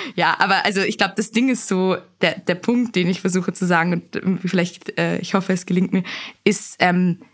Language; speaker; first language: German; native; German